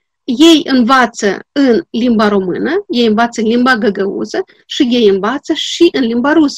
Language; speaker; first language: Romanian; non-native, local second language; Gagauz